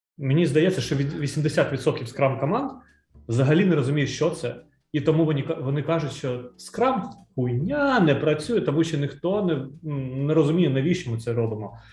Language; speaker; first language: Ukrainian; non-native, local second language; Russian